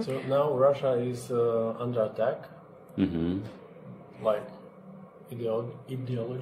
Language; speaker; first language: English; non-native, fluent; Slovak